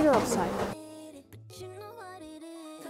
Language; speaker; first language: Korean; non-native, learner; Cantonese